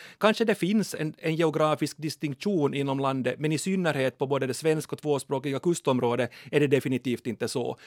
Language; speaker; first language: Swedish; native; Swedish